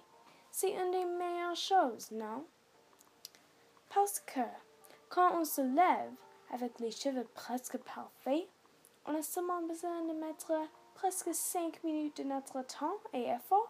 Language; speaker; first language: French; non-native, local second language; English